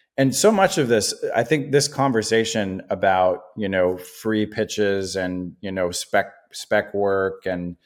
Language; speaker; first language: English; native; English